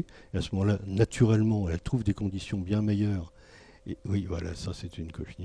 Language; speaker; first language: French; native; French